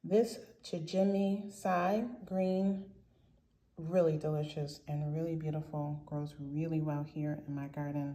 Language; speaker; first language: English; native; English